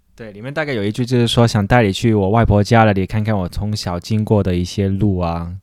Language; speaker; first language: Chinese; non-native, local second language; Cantonese